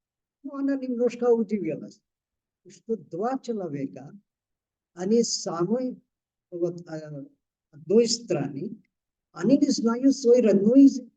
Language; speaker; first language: Russian; non-native, fluent; Hindi